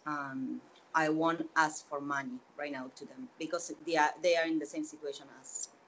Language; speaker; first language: English; non-native, fluent; Spanish